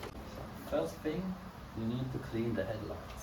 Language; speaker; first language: English; non-native, fluent; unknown